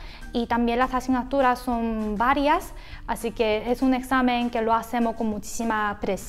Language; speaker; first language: Spanish; non-native, fluent; Korean